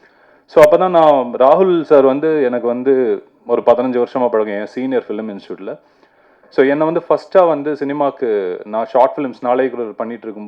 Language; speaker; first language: Tamil; native; Tamil